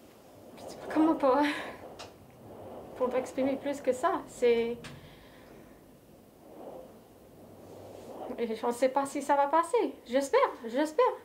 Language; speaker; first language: French; non-native, fluent; English